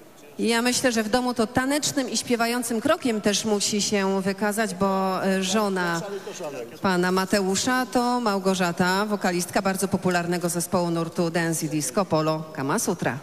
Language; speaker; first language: Polish; native; Polish